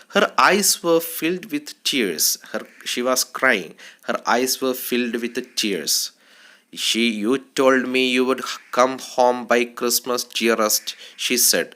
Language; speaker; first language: English; non-native, local second language; Malayalam